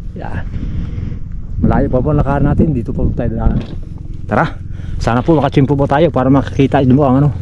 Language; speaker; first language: Filipino; native; Filipino